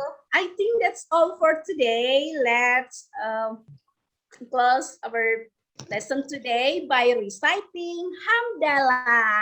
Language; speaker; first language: English; non-native, learner; Indonesian